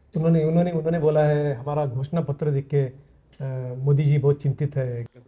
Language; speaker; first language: Hindi; non-native, local second language; Kannada